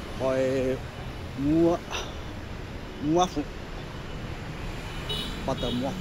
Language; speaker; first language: Vietnamese; non-native, learner; Japanese